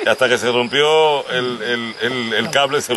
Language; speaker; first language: Spanish; native; Spanish